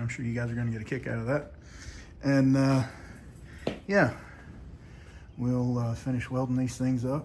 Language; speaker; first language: English; native; English